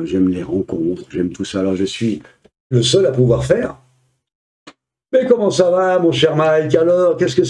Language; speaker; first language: French; native; French